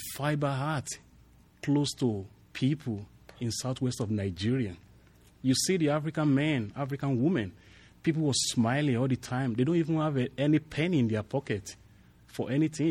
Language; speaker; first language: English; non-native, local second language; Yoruba